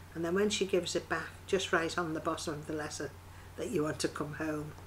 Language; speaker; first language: English; native; English